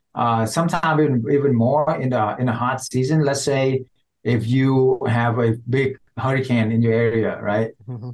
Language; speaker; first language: English; non-native, fluent; Vietnamese